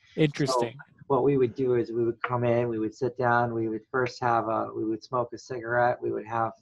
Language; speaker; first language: English; native; English